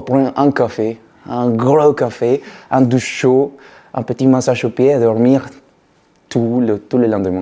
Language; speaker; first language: French; non-native, fluent; Spanish